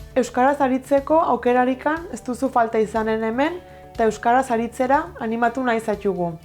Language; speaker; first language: Basque; native; Basque